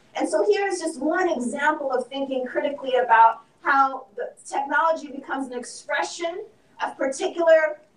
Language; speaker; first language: English; native; English